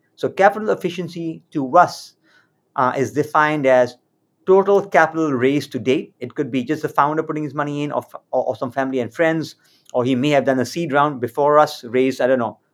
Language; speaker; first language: English; native; English